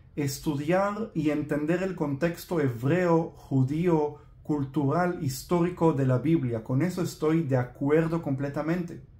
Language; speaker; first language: Spanish; non-native, fluent; Hebrew